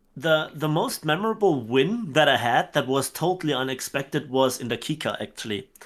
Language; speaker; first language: English; non-native, fluent; German